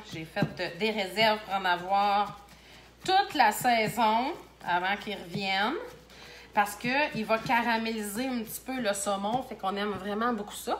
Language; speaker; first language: French; native; French